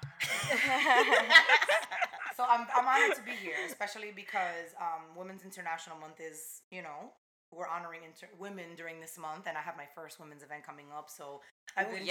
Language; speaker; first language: English; early bilingual, other home language; Spanish